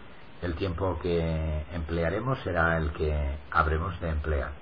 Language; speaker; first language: Spanish; native; Spanish